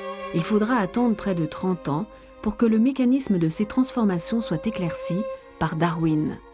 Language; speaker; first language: French; native; French